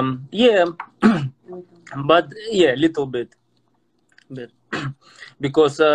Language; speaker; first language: English; non-native, learner; Russian